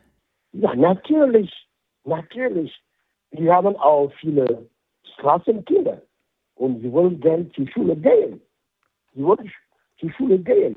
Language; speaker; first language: German; non-native, fluent; French